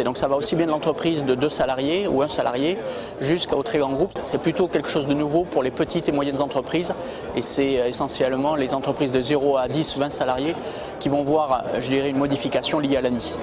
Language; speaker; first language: French; native; French